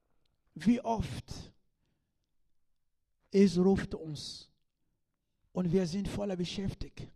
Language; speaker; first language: German; non-native, learner; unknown